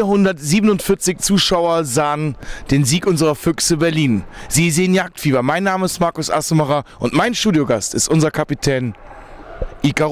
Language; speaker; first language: German; native; German